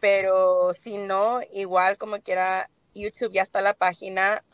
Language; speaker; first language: Spanish; early bilingual, heritage; Spanish